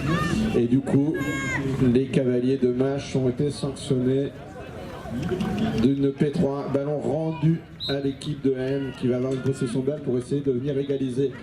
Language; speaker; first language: French; native; French